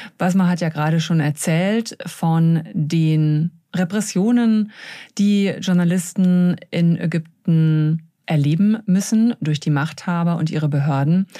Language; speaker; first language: German; native; German